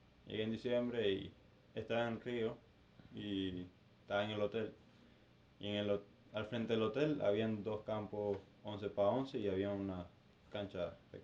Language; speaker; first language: Spanish; native; Spanish